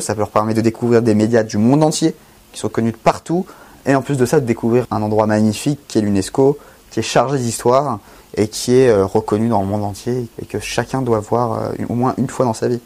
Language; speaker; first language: French; native; French